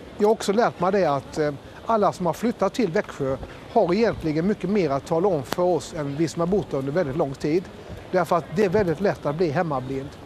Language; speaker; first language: Swedish; native; Swedish